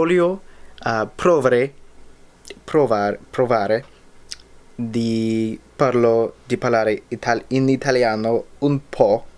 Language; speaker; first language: Italian; non-native, learner; English